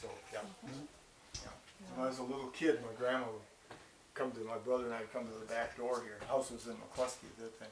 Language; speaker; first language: English; native; English